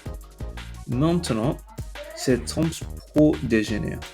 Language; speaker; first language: French; non-native, learner; English